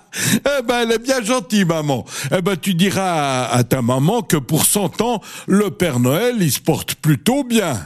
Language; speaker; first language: French; native; French